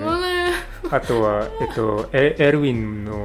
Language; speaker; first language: Japanese; non-native, learner; English